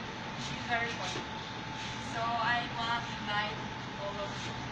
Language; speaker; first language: English; non-native, learner; Spanish